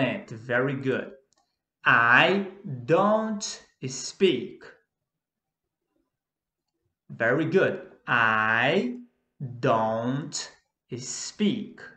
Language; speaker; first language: English; non-native, fluent; Portuguese